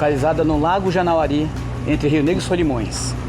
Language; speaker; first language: Portuguese; native; Portuguese